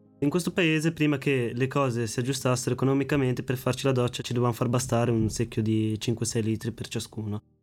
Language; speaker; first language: Italian; early bilingual, other home language; Arabic